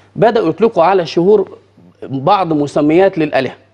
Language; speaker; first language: Arabic; native; Arabic